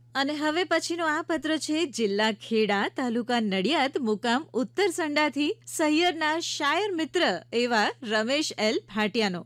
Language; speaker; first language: Gujarati; native; Gujarati